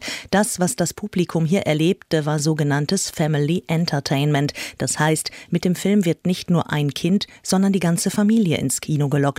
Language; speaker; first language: German; native; German